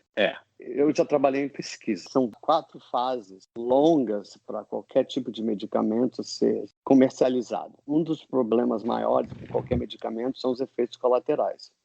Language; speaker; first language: Portuguese; non-native, fluent; English